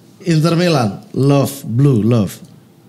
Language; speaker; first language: English; non-native, learner; Indonesian